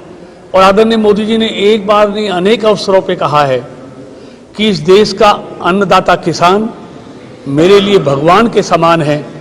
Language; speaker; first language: Hindi; native; Hindi